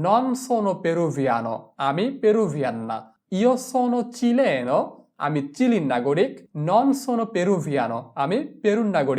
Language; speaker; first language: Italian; non-native, fluent; Bangla